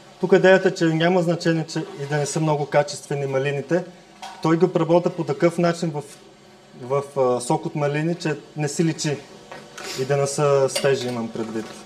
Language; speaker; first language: Bulgarian; non-native, fluent; Greek